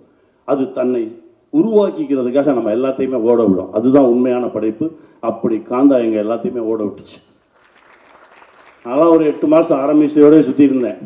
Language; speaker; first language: Tamil; native; Tamil